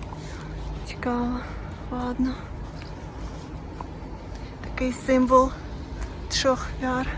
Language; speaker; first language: Polish; non-native, learner; Ukrainian